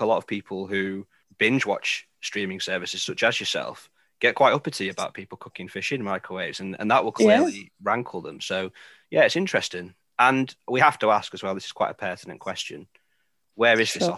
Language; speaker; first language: English; native; English